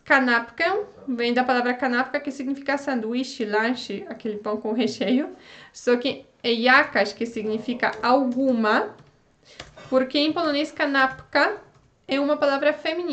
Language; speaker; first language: Portuguese; non-native, fluent; Polish